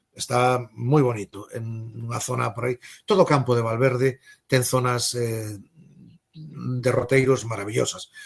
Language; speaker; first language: Galician; native; Galician